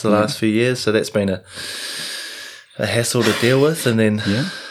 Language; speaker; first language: English; native; English